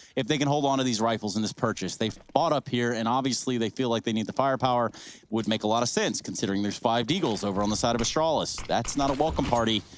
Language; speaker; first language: English; native; English